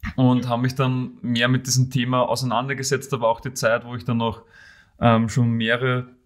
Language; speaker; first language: German; native; German